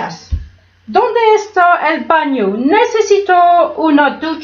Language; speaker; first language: Spanish; non-native, learner; English